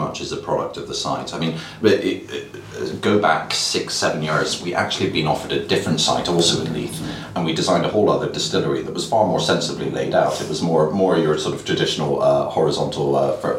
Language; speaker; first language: English; native; English